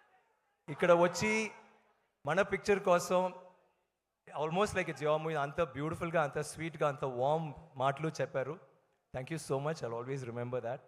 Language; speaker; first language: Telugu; non-native, learner; Tamil